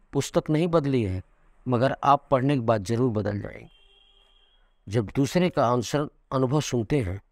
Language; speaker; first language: Hindi; non-native, local second language; Kannada